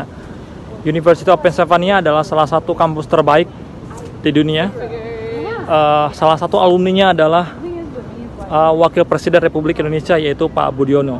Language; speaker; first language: Indonesian; non-native, local second language; Sundanese